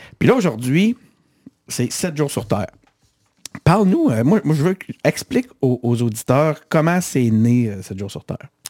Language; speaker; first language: French; native; French